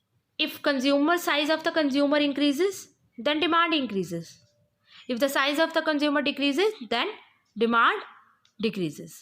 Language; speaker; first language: English; non-native, local second language; Hindi